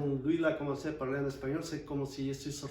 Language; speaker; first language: French; non-native, fluent; Spanish